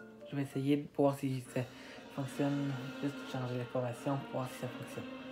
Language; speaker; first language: French; native; French